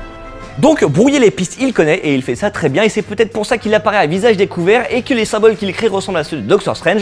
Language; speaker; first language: French; native; French